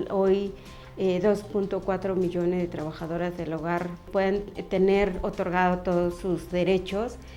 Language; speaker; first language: Spanish; non-native, local second language; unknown